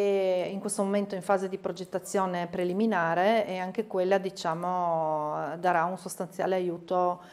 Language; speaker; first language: Italian; native; Italian